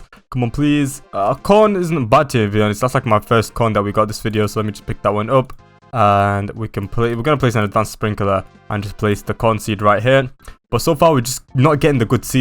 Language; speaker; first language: English; native; English